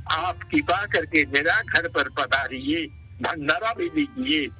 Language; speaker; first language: Hindi; non-native, local second language; Bangla